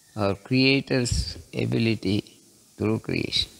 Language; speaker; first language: English; non-native, local second language; Kannada